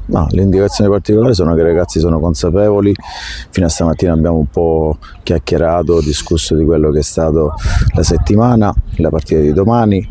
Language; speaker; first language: Italian; native; Italian